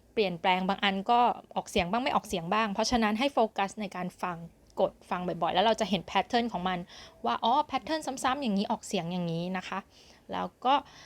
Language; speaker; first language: Thai; native; Thai